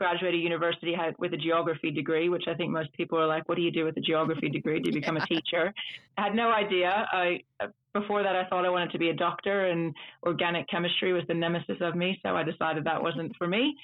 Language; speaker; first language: English; early bilingual, other home language; Dutch